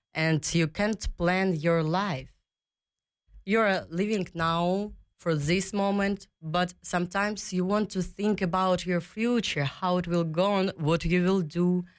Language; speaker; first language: English; non-native, learner; Ukrainian